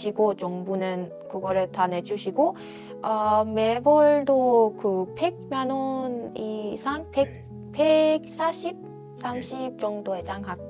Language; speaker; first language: Korean; non-native, fluent; Persian